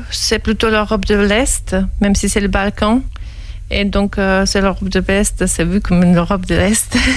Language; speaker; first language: French; non-native, fluent; Serbian